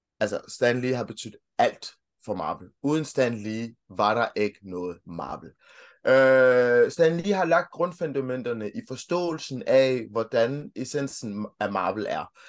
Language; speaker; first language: Danish; early bilingual, other home language; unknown